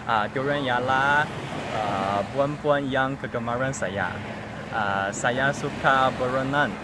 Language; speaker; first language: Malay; non-native, learner; Chinese